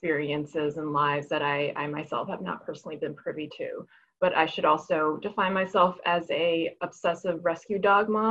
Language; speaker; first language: English; early bilingual, other home language; Chinese